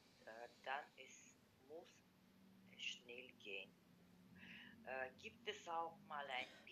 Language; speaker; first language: German; non-native, learner; Macedonian